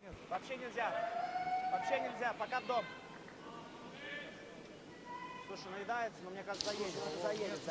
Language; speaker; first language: Russian; native; Russian